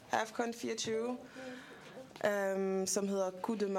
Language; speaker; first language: Danish; early bilingual, other home language; French